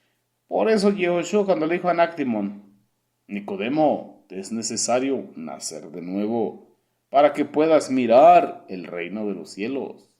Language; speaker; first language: Spanish; native; Spanish